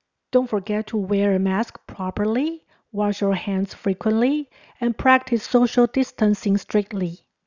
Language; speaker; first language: English; non-native, fluent; Chinese